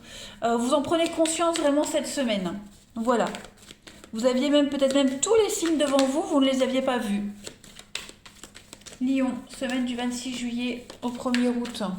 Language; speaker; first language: French; native; French